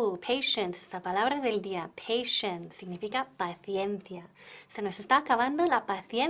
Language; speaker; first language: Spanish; non-native, fluent; English